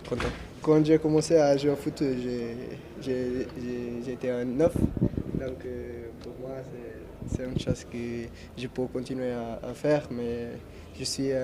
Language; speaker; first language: French; non-native, learner; Portuguese